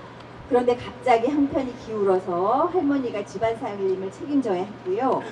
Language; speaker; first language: Korean; native; Korean